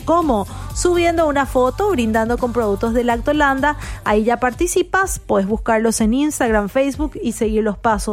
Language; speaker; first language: Spanish; native; Spanish